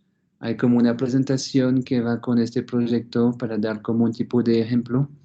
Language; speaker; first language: Spanish; non-native, fluent; French